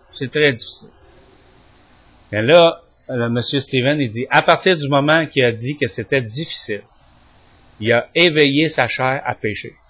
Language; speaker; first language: French; native; French